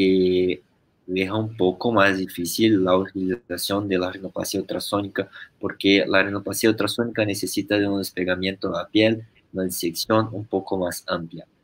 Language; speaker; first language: Spanish; non-native, fluent; Portuguese